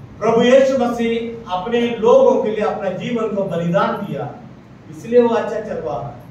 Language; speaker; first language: Hindi; non-native, local second language; Malayalam